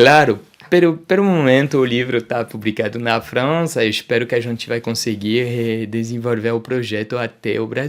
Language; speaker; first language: Portuguese; non-native, fluent; French